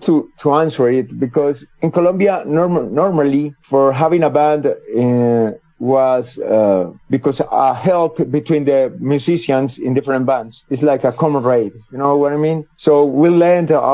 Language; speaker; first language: English; non-native, learner; Spanish